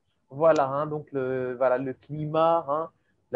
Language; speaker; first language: French; native; French